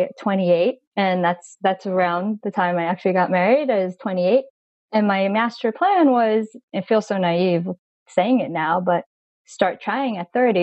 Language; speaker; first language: English; native; English